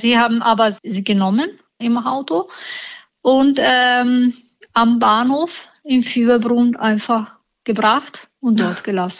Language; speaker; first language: German; non-native, learner; Italian